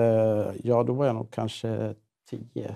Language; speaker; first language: Swedish; native; Swedish